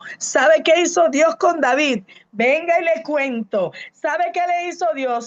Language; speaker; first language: Spanish; native; Spanish